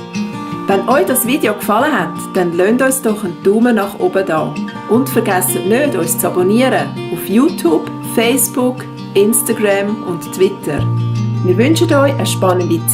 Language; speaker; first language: German; native; German